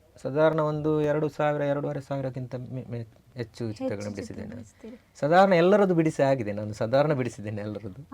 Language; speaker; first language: Kannada; non-native, local second language; Tulu